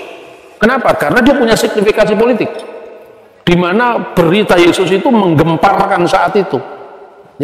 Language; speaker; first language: Indonesian; native; Indonesian